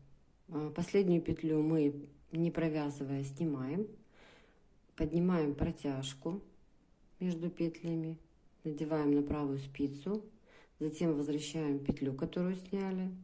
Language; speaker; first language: Russian; native; Russian